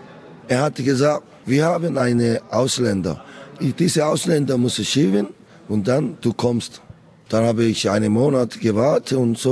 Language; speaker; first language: German; non-native, learner; Korean